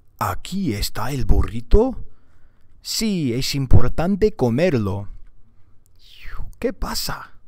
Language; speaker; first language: Spanish; non-native, learner; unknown